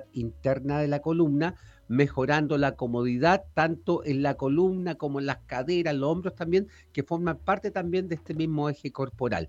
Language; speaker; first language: Spanish; native; Spanish